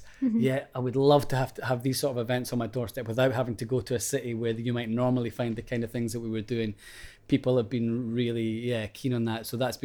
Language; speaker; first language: English; native; English